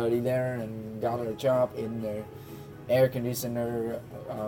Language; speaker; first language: English; non-native, learner; Vietnamese